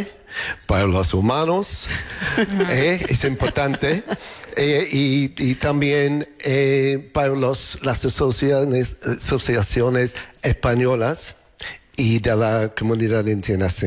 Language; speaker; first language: Spanish; non-native, learner; English